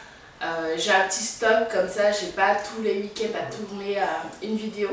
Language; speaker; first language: French; native; French